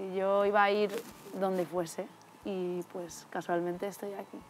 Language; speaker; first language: Spanish; native; Spanish